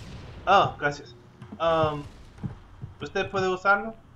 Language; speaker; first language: Spanish; non-native, learner; English